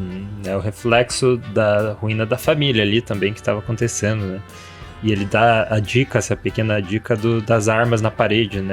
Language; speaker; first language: Portuguese; native; Portuguese